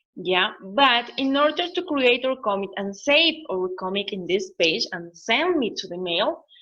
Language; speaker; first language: English; non-native, learner; Spanish